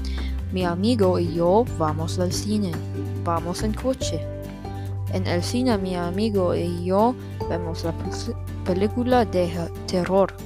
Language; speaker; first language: Spanish; non-native, learner; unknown